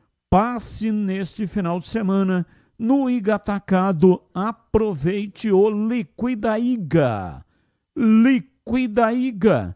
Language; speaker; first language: Portuguese; native; Portuguese